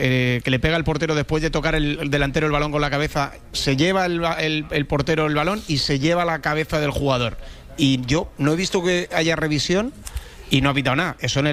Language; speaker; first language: Spanish; native; Spanish